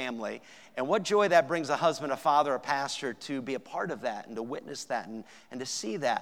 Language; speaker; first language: English; native; English